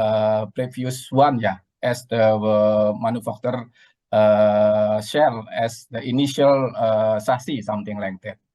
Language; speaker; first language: English; non-native, learner; Indonesian